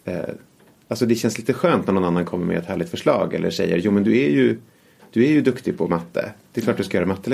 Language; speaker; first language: Swedish; native; Swedish